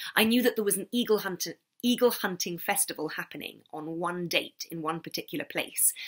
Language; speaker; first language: English; native; English